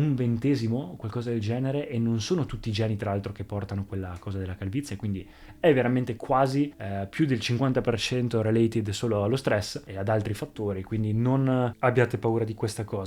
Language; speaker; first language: Italian; native; Italian